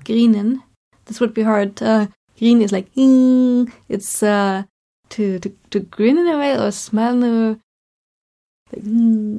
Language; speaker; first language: English; non-native, fluent; German